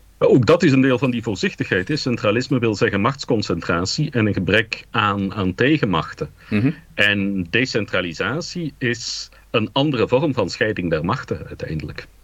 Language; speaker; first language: Dutch; native; Dutch